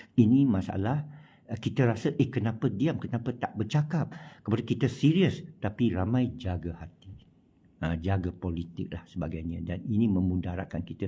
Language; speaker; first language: Malay; non-native, local second language; Chinese